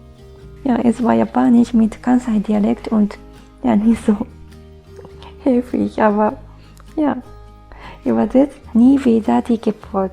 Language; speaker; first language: German; non-native, fluent; Japanese